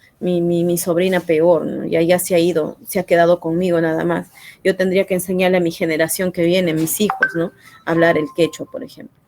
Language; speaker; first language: Spanish; non-native, local second language; Quechua